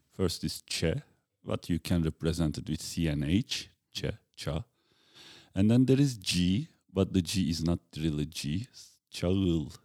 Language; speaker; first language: English; non-native, fluent; Turkish